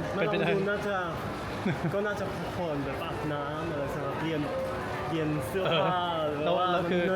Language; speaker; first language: Thai; non-native, learner; German